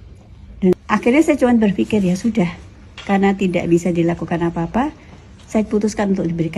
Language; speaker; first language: Indonesian; native; Indonesian